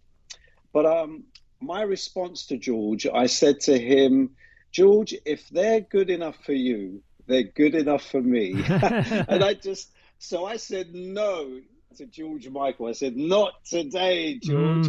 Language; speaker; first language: English; native; English